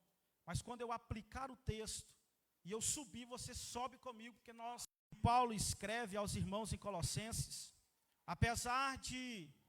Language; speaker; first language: Portuguese; native; Portuguese